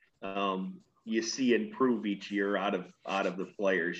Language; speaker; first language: English; native; English